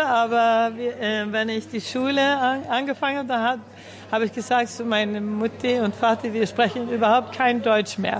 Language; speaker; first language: German; early bilingual, heritage; German